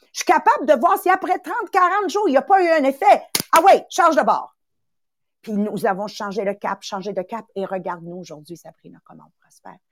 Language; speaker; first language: French; early bilingual, other home language; Italian